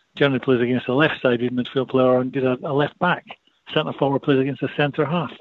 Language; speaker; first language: English; native; English